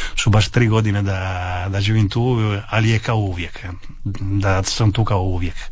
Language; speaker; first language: Croatian; non-native, learner; Italian